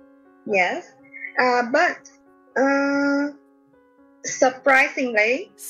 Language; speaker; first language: English; non-native, learner; Vietnamese